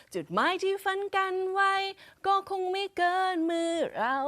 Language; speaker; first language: Thai; native; Thai